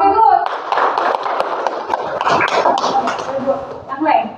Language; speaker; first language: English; non-native, fluent; Indonesian